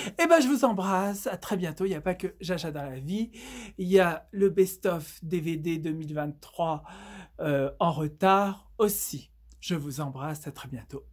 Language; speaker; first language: French; native; French